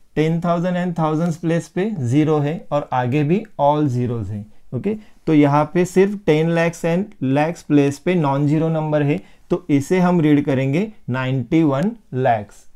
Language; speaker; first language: Hindi; non-native, local second language; Marathi